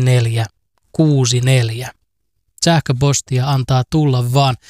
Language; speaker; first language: Finnish; native; Finnish